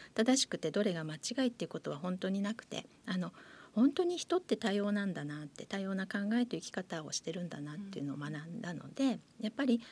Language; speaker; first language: Japanese; native; Japanese